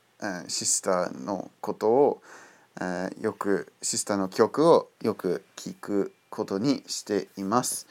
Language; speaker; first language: Japanese; non-native, fluent; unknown